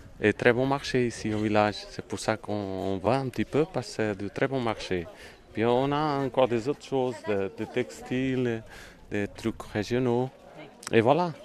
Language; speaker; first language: French; non-native, fluent; Portuguese